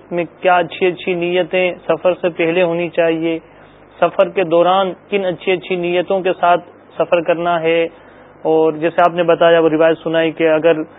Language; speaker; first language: Urdu; native; Urdu